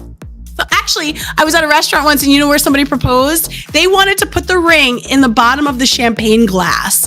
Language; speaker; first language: English; native; English